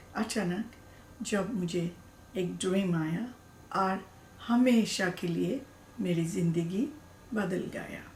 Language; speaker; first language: Hindi; non-native, learner; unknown